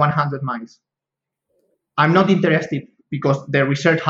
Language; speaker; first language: English; non-native, fluent; Spanish